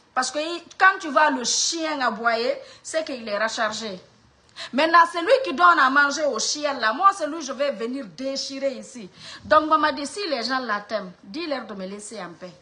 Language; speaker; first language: French; non-native, local second language; Mandingo